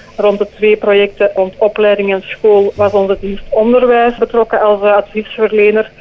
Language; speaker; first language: Dutch; native; Dutch